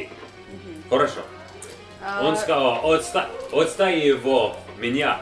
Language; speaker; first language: Russian; non-native, learner; English